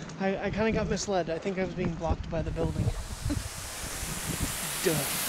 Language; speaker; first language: English; native; English